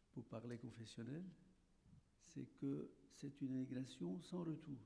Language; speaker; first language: French; non-native, local second language; Arabic